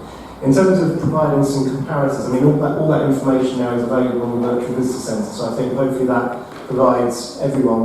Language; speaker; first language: English; native; English